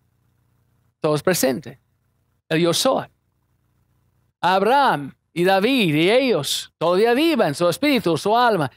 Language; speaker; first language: Spanish; non-native, fluent; English